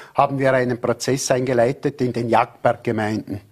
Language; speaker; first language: German; native; German